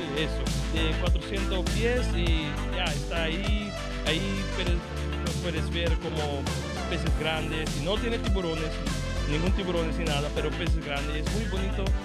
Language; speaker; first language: Spanish; non-native, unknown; Papiamento